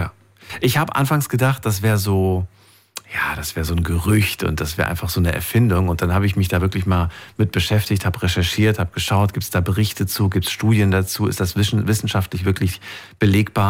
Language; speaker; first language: German; native; German